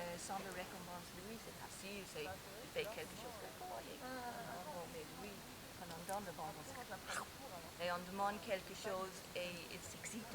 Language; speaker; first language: French; non-native, learner; English